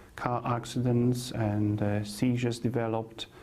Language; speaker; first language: English; non-native, fluent; Polish